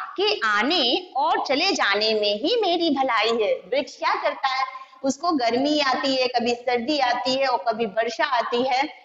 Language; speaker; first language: Hindi; non-native, local second language; Gujarati